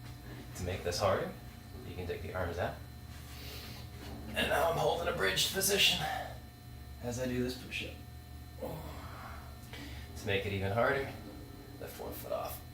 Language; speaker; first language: English; native; English